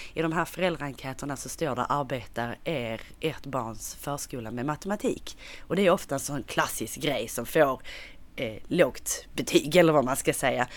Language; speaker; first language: Swedish; native; Swedish